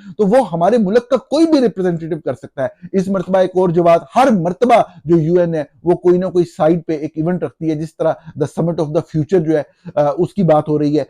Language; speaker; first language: Urdu; native; Urdu